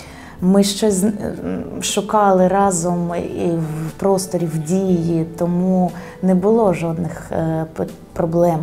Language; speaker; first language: Ukrainian; native; Ukrainian